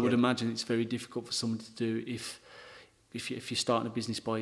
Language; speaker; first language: English; native; English